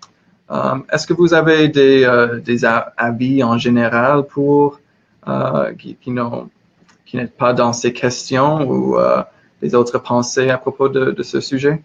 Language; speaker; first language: French; non-native, learner; English